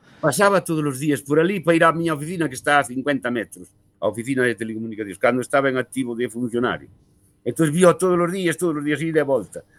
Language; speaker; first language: Galician; native; Galician